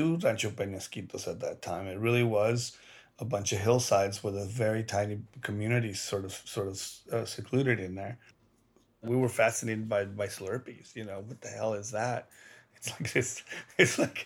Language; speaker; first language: English; early bilingual, other home language; Spanish